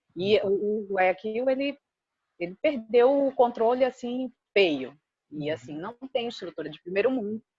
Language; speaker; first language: Portuguese; native; Portuguese